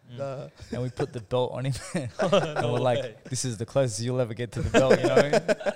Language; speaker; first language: English; native; English